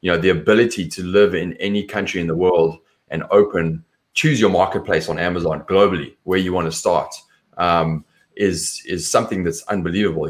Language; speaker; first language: English; native; English